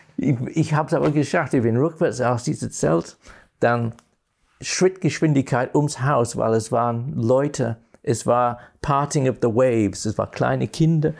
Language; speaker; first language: German; non-native, fluent; English